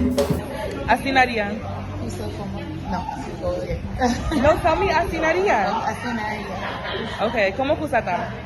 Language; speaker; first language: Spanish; non-native, learner; English